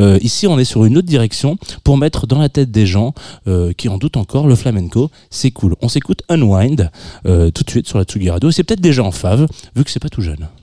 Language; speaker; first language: French; native; French